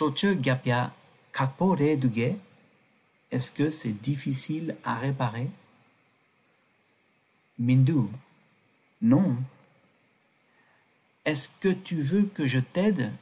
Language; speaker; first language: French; non-native, fluent; Tibetan